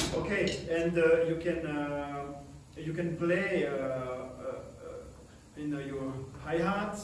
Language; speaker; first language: English; non-native, learner; French